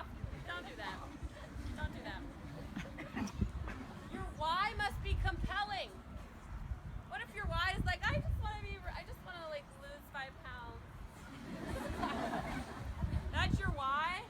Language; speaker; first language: English; native; English